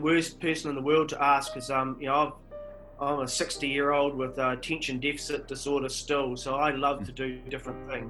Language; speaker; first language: English; native; English